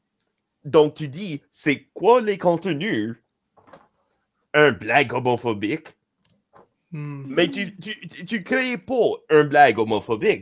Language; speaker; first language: French; non-native, local second language; English